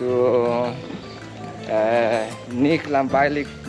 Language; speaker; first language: German; non-native, learner; Spanish